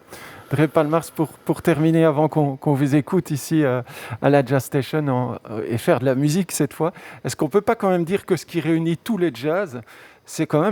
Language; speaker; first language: French; native; French